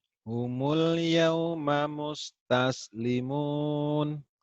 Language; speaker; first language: Arabic; non-native, learner; Indonesian